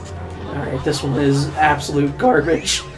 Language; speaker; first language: English; native; English